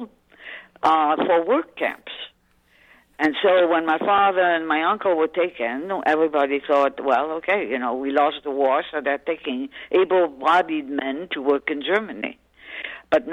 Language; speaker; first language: English; early bilingual, other home language; French